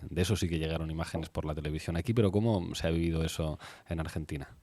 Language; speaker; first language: Spanish; native; Spanish